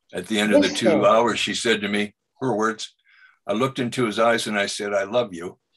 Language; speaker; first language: English; native; English